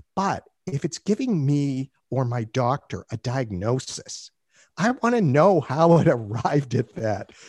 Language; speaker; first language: English; native; English